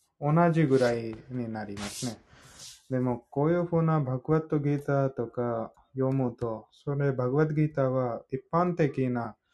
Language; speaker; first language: Japanese; non-native, fluent; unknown